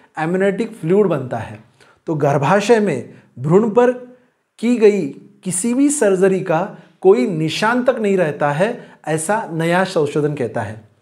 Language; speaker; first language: Hindi; non-native, local second language; Marathi